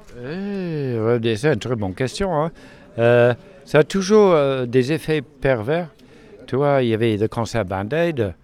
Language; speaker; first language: French; non-native, fluent; English